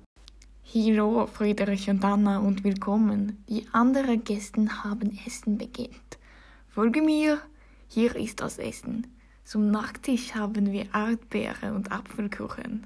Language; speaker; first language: German; non-native, learner; Norwegian